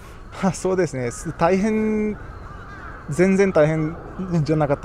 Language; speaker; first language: Japanese; non-native, fluent; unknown